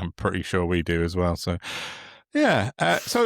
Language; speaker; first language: English; native; English